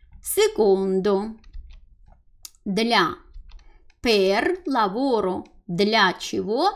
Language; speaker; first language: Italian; non-native, fluent; Russian